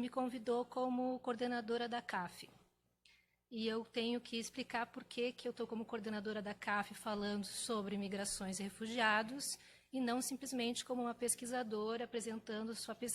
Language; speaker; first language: Portuguese; native; Portuguese